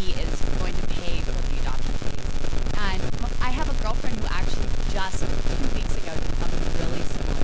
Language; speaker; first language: English; native; English